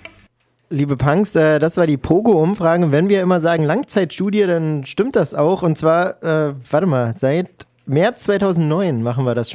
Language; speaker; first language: German; native; German